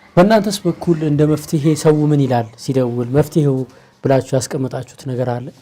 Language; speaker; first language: Amharic; native; Amharic